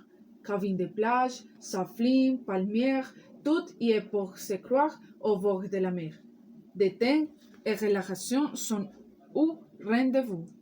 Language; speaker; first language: French; non-native, learner; Spanish